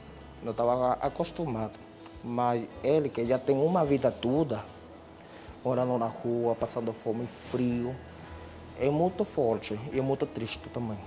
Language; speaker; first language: Portuguese; non-native, fluent; Spanish